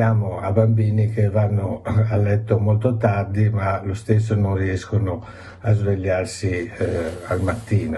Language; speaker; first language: Italian; native; Italian